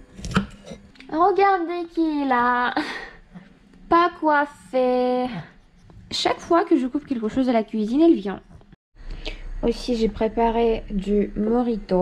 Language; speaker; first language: French; non-native, fluent; Russian